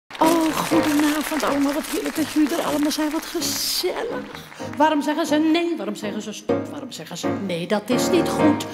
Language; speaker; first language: Dutch; native; Dutch